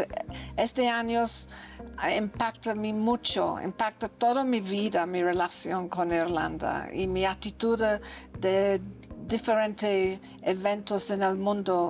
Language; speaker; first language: Spanish; non-native, learner; English